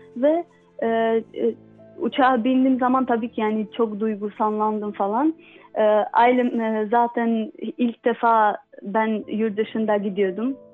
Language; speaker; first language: Turkish; non-native, learner; Albanian